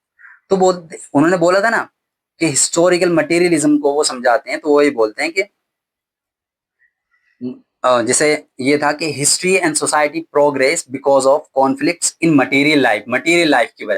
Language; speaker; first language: Hindi; native; Hindi